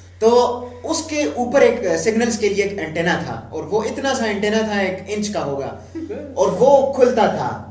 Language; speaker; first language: Urdu; non-native, local second language; Pashto